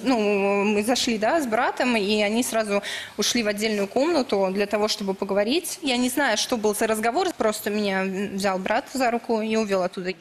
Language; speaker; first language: Russian; native; Russian